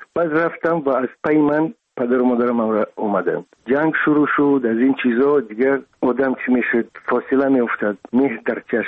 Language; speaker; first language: Persian; non-native, local second language; Russian